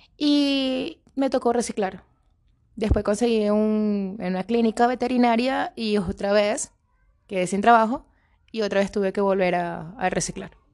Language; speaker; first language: Spanish; native; Spanish